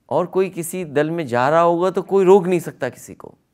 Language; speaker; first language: Hindi; native; Hindi